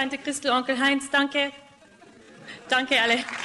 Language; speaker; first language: German; early bilingual, heritage; German